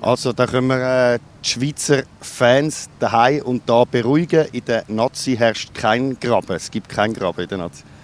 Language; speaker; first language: German; native; German